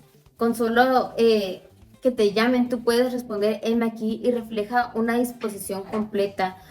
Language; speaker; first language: Spanish; native; Spanish